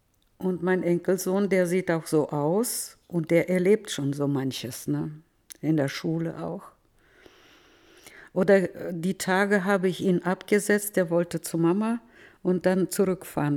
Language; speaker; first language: German; early bilingual, heritage; Russian